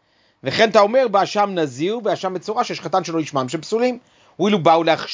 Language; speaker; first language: Hebrew; native; Hebrew